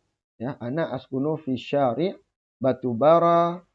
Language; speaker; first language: Arabic; non-native, fluent; Indonesian